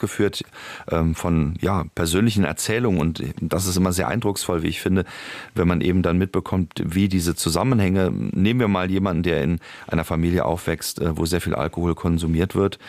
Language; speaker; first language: German; native; German